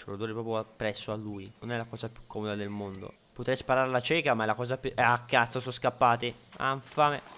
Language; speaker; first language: Italian; native; Italian